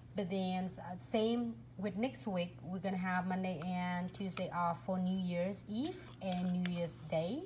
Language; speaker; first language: English; non-native, fluent; Vietnamese